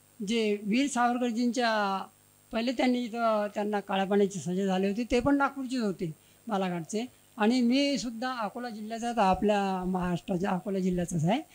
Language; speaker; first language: Marathi; native; Marathi